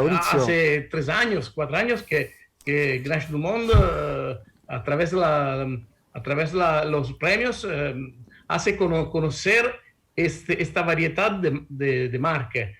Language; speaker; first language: Spanish; non-native, learner; Italian